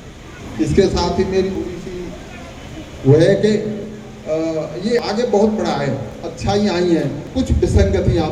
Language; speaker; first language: Hindi; native; Hindi